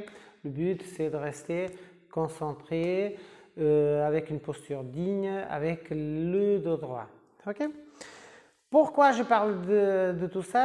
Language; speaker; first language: French; non-native, fluent; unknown